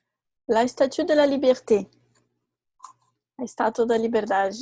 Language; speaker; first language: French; non-native, fluent; Portuguese